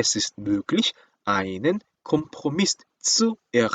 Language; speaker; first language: German; non-native, fluent; Korean